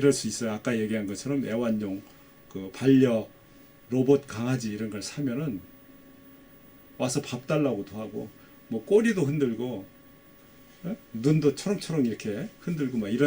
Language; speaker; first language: Korean; native; Korean